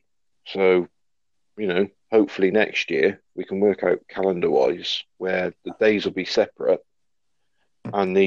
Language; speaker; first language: English; native; English